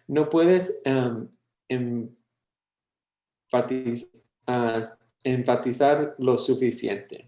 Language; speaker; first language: Spanish; early bilingual, heritage; English